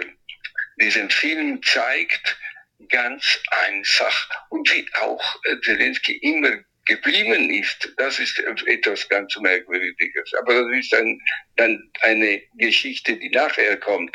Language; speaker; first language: German; non-native, local second language; Italian